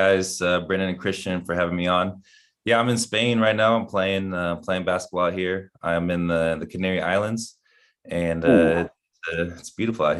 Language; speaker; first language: English; native; English